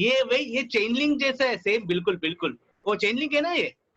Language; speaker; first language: Hindi; non-native, local second language; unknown